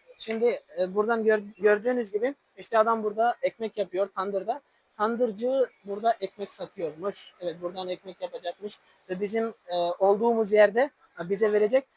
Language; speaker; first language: Turkish; non-native, fluent; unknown